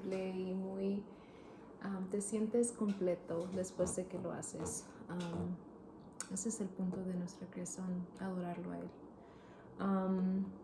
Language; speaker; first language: Spanish; early bilingual, heritage; Spanish